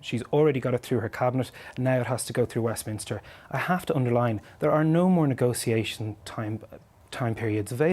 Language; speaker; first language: English; native; English